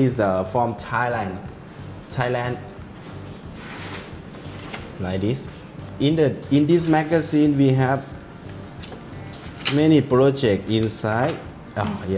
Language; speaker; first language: English; non-native, learner; Thai